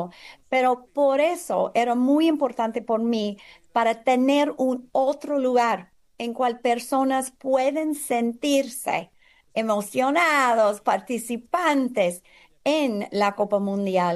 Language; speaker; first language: Spanish; non-native, fluent; English